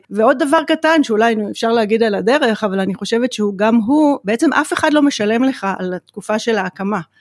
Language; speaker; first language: Hebrew; native; Hebrew